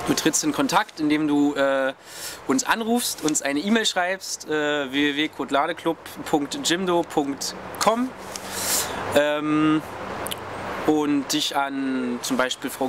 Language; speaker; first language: German; native; German